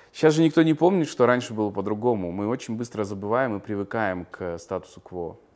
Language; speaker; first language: Russian; native; Russian